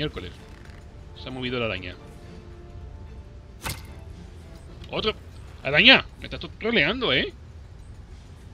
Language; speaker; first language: Spanish; native; Spanish